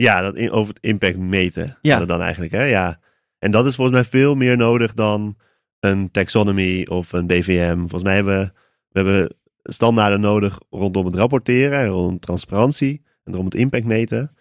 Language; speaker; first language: Dutch; native; Dutch